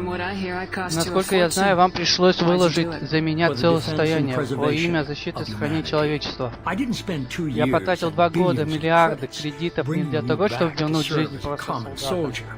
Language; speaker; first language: Russian; native; Russian